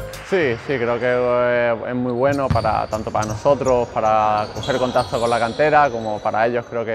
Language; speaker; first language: Spanish; native; Spanish